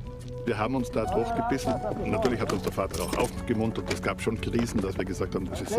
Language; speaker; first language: German; native; German